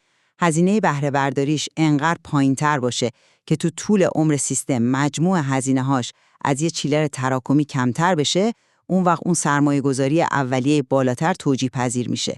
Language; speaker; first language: Persian; native; Persian